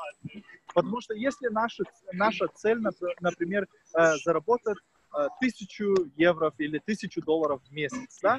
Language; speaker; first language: Russian; non-native, fluent; Lithuanian